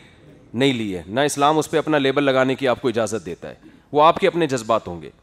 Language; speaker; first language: Urdu; native; Urdu